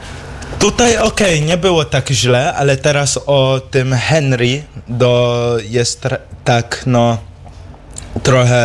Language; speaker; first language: Polish; early bilingual, heritage; English